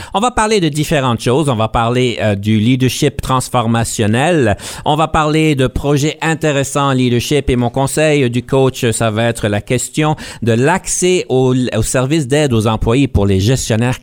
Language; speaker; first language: French; native; French